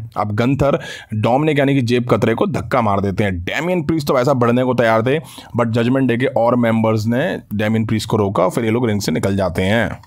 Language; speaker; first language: Hindi; native; Hindi